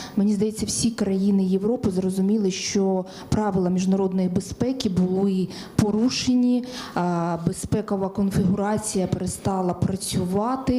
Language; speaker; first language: Ukrainian; native; Ukrainian